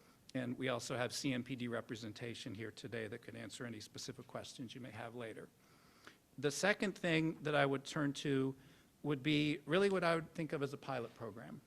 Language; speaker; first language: English; native; English